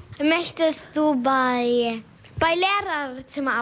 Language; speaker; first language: German; non-native, local second language; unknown